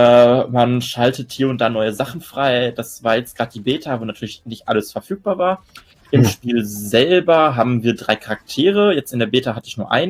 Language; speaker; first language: German; native; German